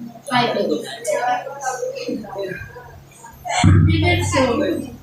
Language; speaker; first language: English; non-native, learner; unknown